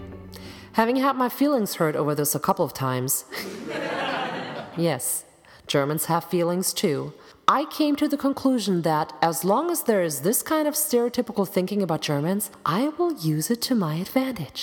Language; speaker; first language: English; non-native, fluent; German